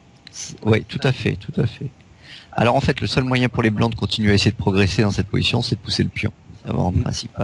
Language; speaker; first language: French; native; French